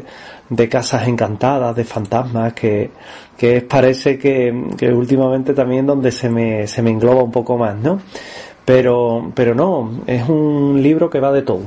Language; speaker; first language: Spanish; native; Spanish